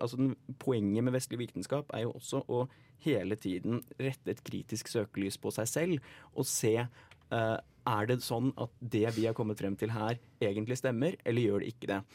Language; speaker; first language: Norwegian; native; Norwegian